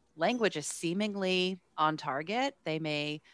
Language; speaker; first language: English; native; English